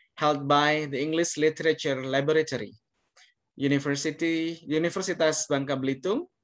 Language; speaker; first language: English; non-native, fluent; Indonesian